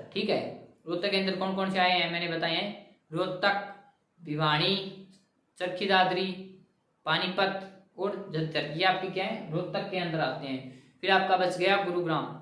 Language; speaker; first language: Hindi; native; Hindi